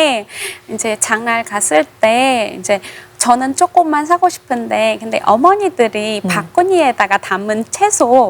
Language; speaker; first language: Korean; non-native, fluent; Khmer